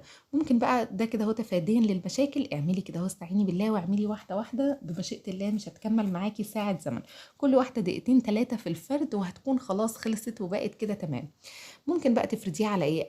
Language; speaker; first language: Arabic; native; Arabic